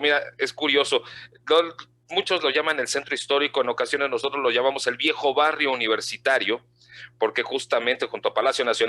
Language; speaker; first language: Spanish; native; Spanish